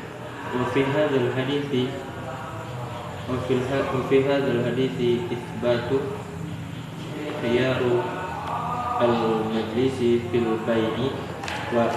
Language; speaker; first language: Arabic; non-native, learner; Indonesian